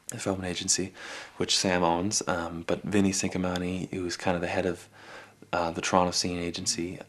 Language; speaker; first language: English; native; English